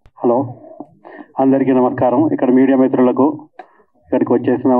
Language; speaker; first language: Telugu; native; Telugu